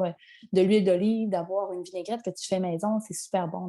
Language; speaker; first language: French; native; French